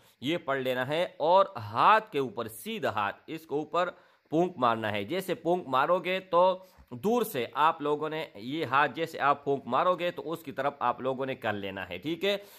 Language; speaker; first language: Urdu; non-native, local second language; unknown